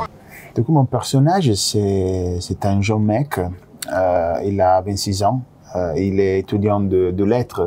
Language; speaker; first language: French; non-native, fluent; Italian